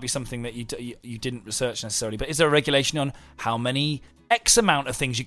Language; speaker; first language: English; native; English